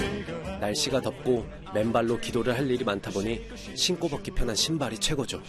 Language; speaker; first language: Korean; native; Korean